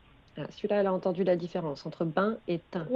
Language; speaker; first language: French; native; French